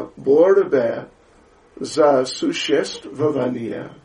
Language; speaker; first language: Russian; non-native, learner; English